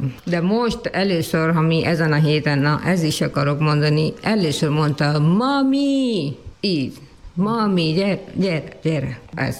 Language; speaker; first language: Hungarian; non-native, learner; Urdu